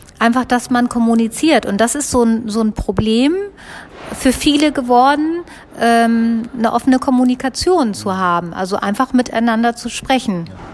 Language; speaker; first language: German; native; German